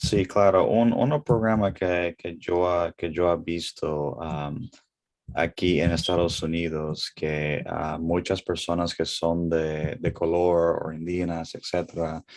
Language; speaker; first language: Spanish; early bilingual, heritage; English